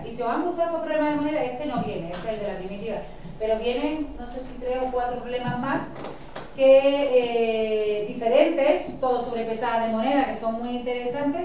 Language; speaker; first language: Spanish; native; Spanish